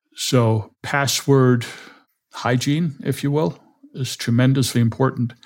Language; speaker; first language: English; non-native, fluent; Danish